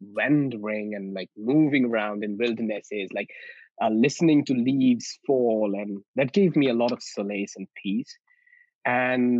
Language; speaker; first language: English; non-native, local second language; Bangla